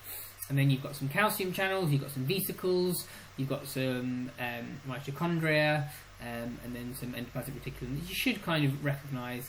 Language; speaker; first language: English; native; English